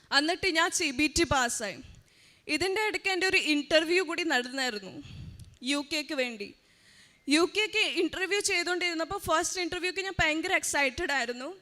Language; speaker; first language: Malayalam; early bilingual, heritage; Malayalam